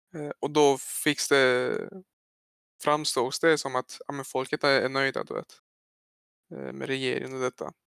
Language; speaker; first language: Swedish; early bilingual, other home language; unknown